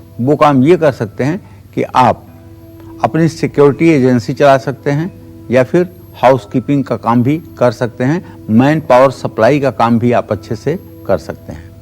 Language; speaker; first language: Hindi; native; Hindi